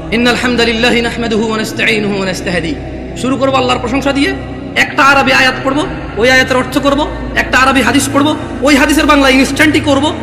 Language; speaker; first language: Bangla; early bilingual, heritage; Bangla